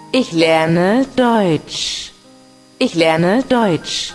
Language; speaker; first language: German; non-native, learner; Vietnamese